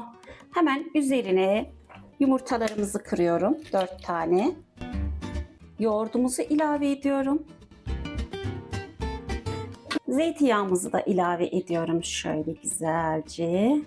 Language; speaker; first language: Turkish; native; Turkish